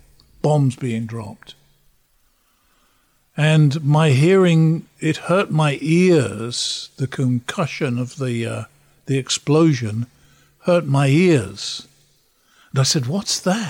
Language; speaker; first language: English; native; English